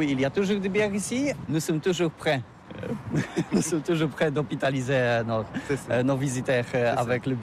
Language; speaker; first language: French; non-native, learner; Polish